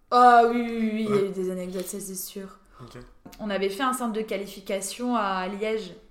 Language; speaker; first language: French; native; French